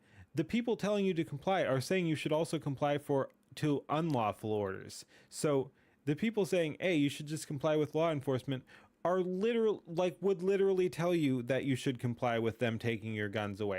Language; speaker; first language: English; native; English